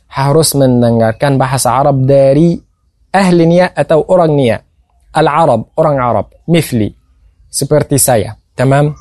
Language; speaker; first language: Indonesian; non-native, fluent; Arabic